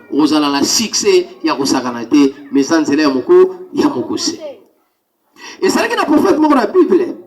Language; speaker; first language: Lingala; native; Lingala